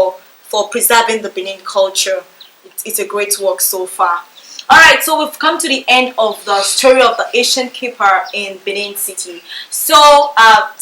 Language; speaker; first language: English; non-native, local second language; Yoruba